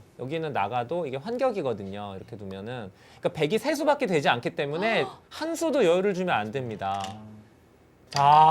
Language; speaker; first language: Korean; native; Korean